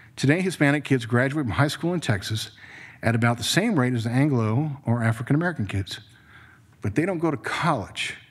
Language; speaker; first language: English; native; English